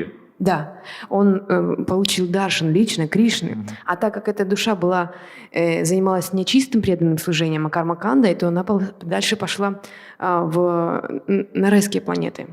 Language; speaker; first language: Russian; native; Russian